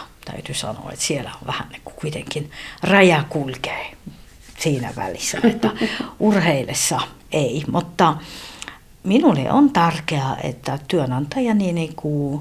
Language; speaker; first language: Finnish; non-native, fluent; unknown